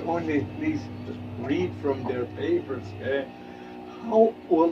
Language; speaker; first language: English; non-native, fluent; German